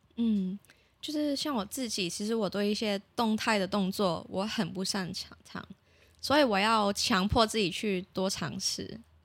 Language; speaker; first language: Chinese; non-native, local second language; Cantonese